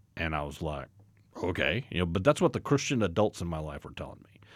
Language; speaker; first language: English; native; English